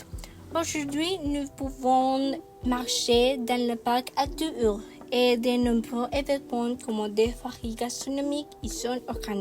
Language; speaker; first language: French; non-native, learner; Spanish